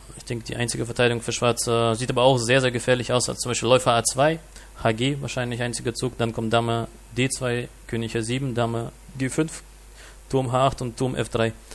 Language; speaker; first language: German; non-native, fluent; Russian